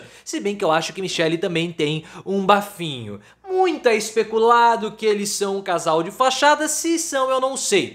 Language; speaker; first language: Portuguese; native; Portuguese